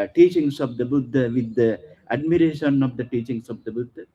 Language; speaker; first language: English; non-native, local second language; Sinhala